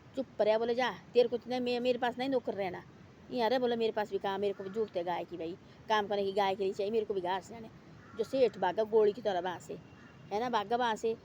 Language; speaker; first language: Hindi; non-native, local second language; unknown